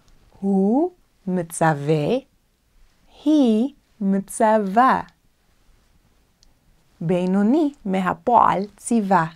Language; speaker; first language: Hebrew; non-native, fluent; Korean